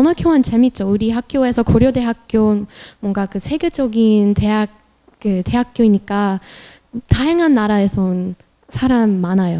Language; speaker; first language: Korean; non-native, fluent; French